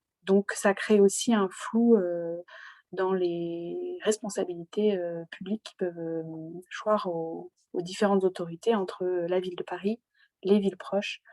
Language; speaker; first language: French; native; French